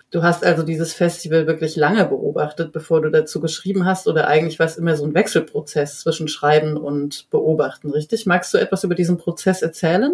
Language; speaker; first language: German; native; German